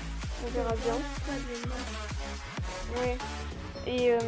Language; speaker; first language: French; native; French